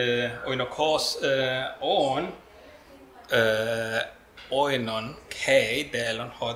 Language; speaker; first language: Greek; non-native, fluent; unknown